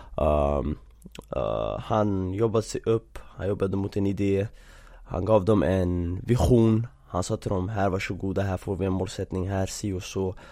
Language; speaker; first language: Swedish; early bilingual, other home language; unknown